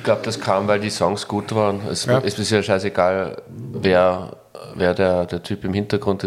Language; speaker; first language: German; native; German